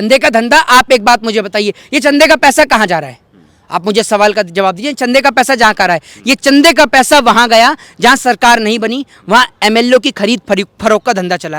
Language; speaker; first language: Hindi; native; Hindi